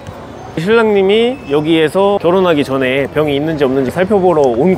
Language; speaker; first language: Korean; native; Korean